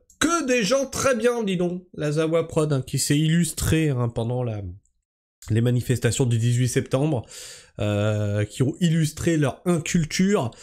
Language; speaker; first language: French; native; French